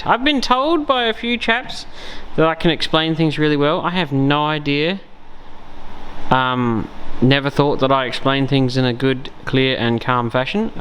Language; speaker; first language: English; native; English